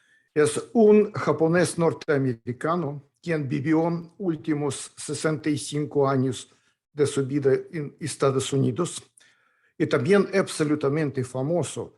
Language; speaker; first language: Spanish; non-native, fluent; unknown